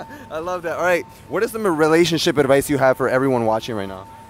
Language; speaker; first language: English; early bilingual, other home language; Spanish